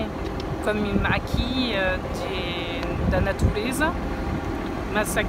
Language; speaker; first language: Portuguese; non-native, learner; French